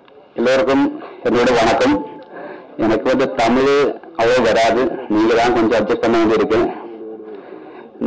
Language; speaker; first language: Tamil; non-native, learner; Malayalam